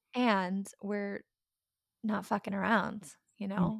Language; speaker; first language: English; native; English